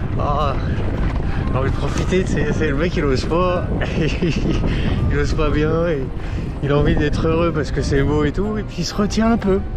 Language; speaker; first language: French; native; French